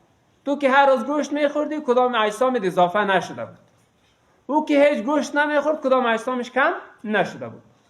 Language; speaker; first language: Persian; native; Persian